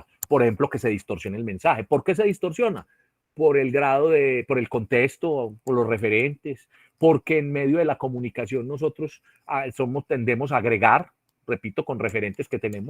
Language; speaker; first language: Spanish; native; Spanish